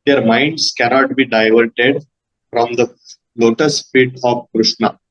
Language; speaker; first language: English; non-native, local second language; Marathi